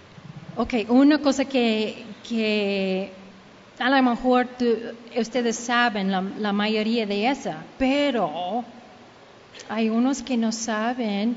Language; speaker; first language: Spanish; early bilingual, heritage; Spanish